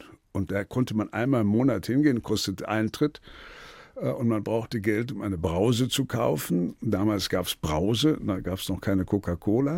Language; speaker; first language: German; native; German